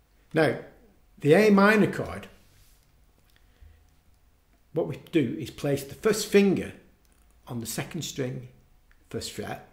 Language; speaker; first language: English; native; English